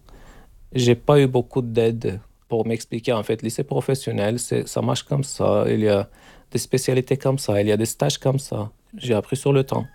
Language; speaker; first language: French; non-native, learner; Turkish